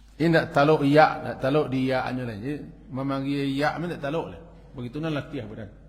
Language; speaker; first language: Malay; non-native, local second language; Minangkabau